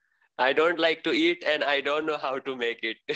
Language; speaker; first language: English; non-native, learner; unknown